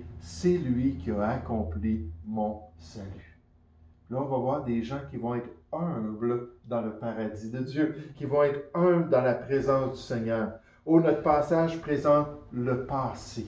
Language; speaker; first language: French; native; French